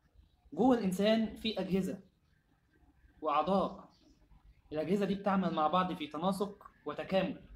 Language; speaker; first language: Arabic; native; Arabic